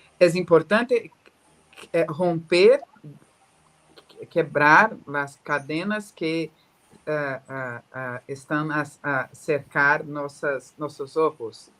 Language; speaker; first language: Spanish; non-native, learner; Portuguese